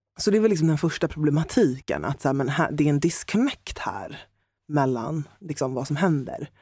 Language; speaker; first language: Swedish; native; Swedish